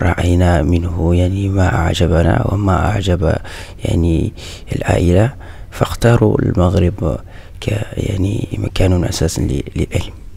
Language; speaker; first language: Arabic; non-native, fluent; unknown